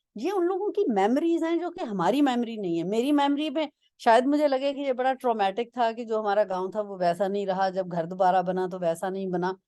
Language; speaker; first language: Urdu; non-native, local second language; Punjabi